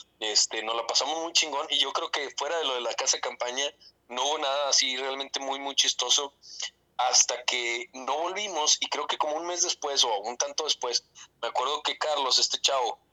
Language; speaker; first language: Spanish; native; Spanish